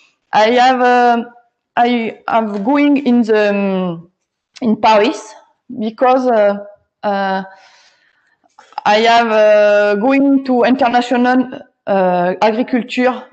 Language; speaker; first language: English; non-native, learner; French